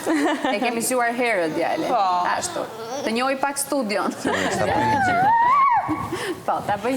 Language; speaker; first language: Albanian; native; Albanian